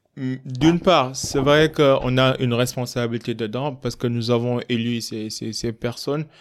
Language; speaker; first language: French; non-native, local second language; Wolof